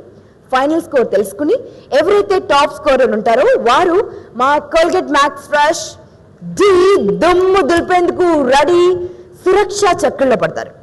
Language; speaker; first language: Telugu; native; Telugu